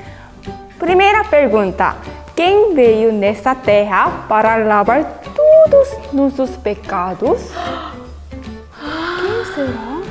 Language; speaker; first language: Portuguese; non-native, fluent; Korean